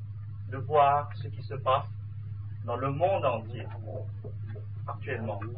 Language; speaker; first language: French; non-native, fluent; Vietnamese